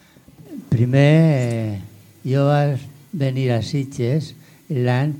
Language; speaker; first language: Catalan; non-native, local second language; Spanish